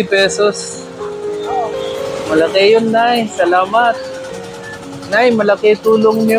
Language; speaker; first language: Filipino; non-native, learner; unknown